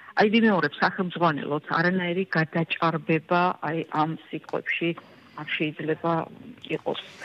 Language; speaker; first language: Georgian; native; Georgian